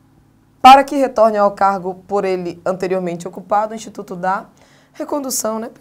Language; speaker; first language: Portuguese; native; Portuguese